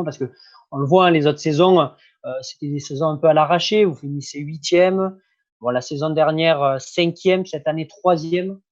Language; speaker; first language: French; native; French